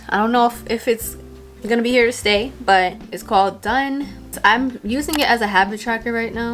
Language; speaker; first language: English; native; English